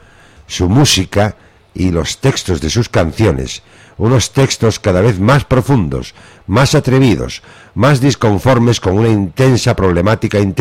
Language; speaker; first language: Spanish; native; Spanish